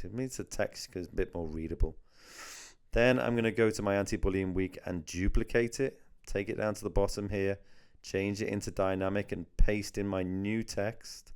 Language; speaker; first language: English; native; English